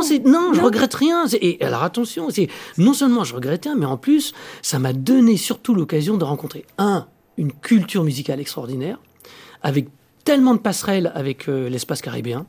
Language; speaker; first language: French; native; French